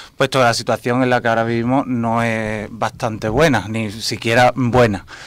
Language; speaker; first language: Spanish; native; Spanish